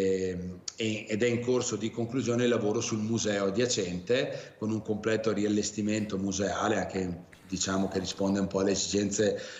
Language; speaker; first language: Italian; native; Italian